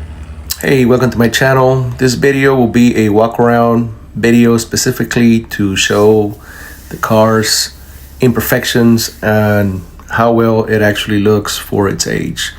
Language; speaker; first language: English; native; English